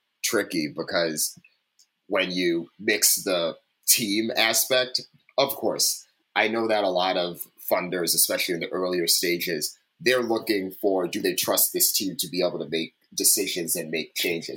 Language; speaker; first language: English; native; English